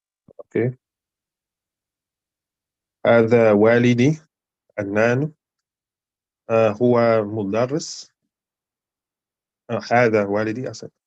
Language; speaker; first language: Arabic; non-native, learner; English